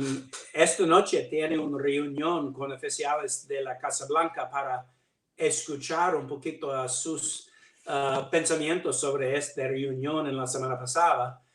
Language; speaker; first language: Spanish; non-native, learner; English